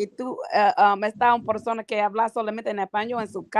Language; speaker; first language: Spanish; non-native, learner; English